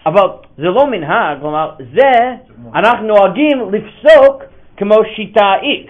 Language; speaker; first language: Hebrew; non-native, fluent; English